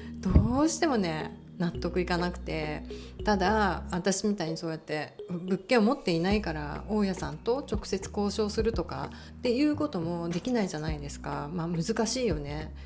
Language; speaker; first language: Japanese; native; Japanese